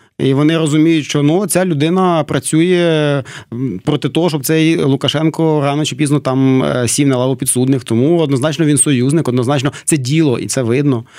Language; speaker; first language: Ukrainian; native; Ukrainian